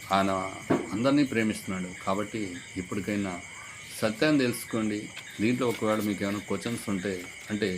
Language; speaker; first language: Telugu; native; Telugu